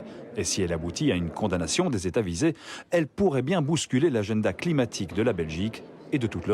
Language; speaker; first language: French; native; French